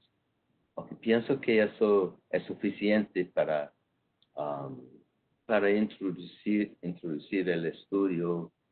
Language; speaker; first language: Spanish; non-native, fluent; English